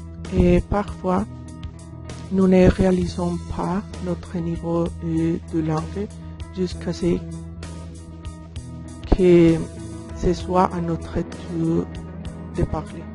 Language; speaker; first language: French; non-native, fluent; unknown